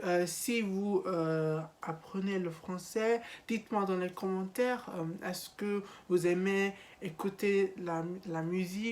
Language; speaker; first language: French; non-native, learner; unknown